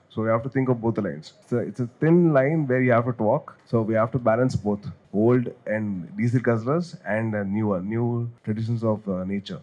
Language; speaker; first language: English; non-native, local second language; Telugu